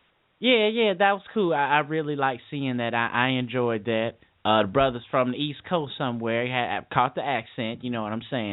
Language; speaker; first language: English; native; English